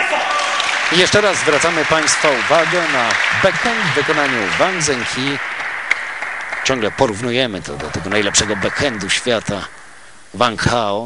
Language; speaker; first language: Polish; native; Polish